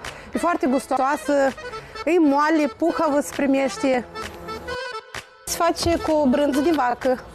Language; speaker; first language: Romanian; non-native, local second language; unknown